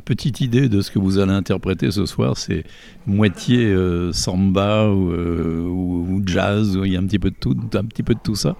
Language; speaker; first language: French; native; French